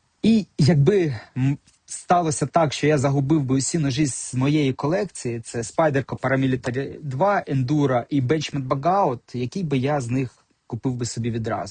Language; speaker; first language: Ukrainian; native; Ukrainian